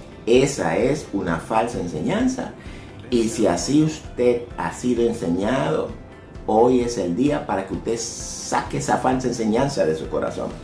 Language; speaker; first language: Spanish; native; Spanish